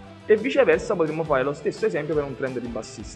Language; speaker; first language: Italian; native; Italian